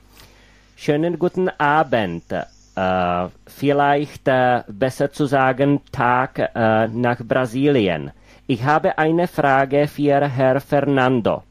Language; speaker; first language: German; non-native, fluent; Czech